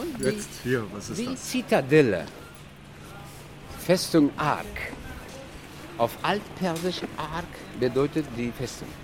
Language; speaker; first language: German; non-native, learner; Tajik